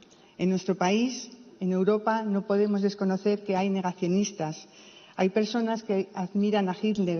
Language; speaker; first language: Spanish; native; Spanish